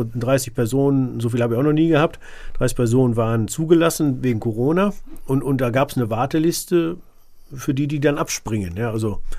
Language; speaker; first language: German; native; German